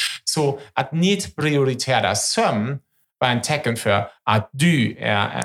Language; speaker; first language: Swedish; non-native, fluent; German